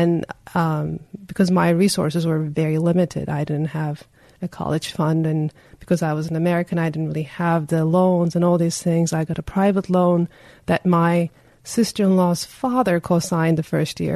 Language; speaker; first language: English; non-native, fluent; Turkish